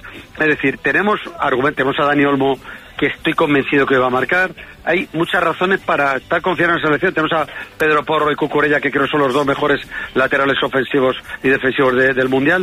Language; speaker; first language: Spanish; native; Spanish